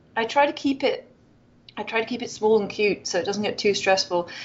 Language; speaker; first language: English; native; English